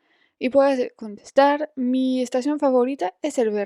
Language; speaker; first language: Spanish; non-native, fluent; French